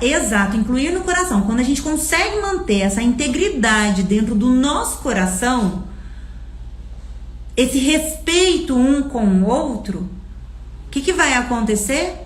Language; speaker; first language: Portuguese; native; Portuguese